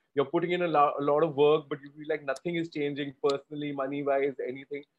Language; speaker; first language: English; non-native, local second language; Gujarati